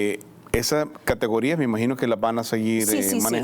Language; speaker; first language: Spanish; native; Spanish